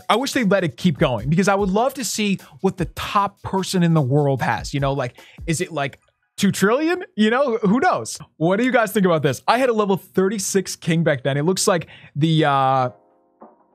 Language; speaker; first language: English; native; English